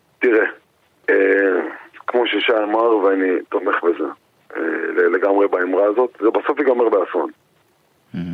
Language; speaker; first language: Hebrew; native; Hebrew